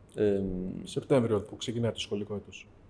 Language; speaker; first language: Greek; native; Greek